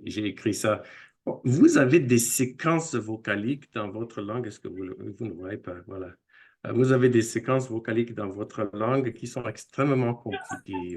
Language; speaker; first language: French; non-native, fluent; English